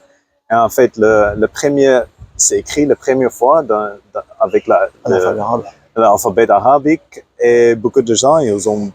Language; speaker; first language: French; non-native, fluent; Afrikaans